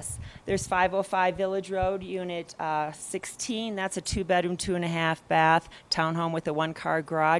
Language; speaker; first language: English; native; English